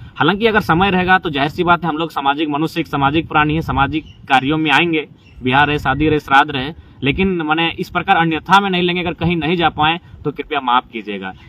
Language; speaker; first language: Hindi; non-native, local second language; Magahi